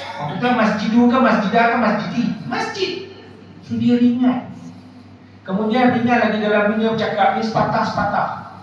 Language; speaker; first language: Malay; native; Malay